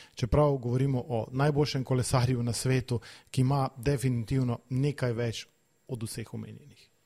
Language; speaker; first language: Slovenian; native; Slovenian